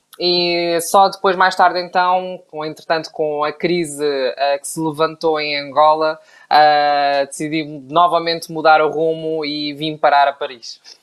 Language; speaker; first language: Portuguese; native; Portuguese